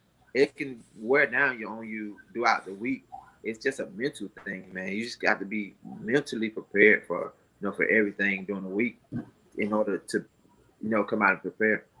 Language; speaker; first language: English; native; English